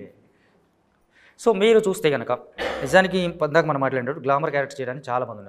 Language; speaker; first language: Telugu; native; Telugu